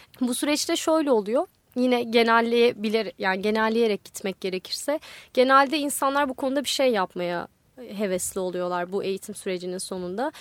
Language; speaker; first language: Turkish; native; Turkish